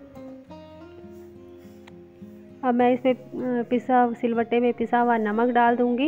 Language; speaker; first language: Hindi; non-native, local second language; Garhwali